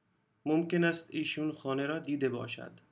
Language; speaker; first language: Persian; non-native, fluent; Urdu